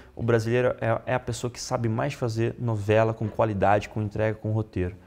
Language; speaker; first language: Portuguese; non-native, fluent; Italian